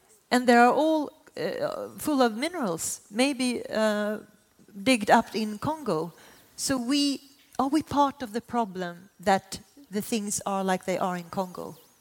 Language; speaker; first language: English; non-native, fluent; Swedish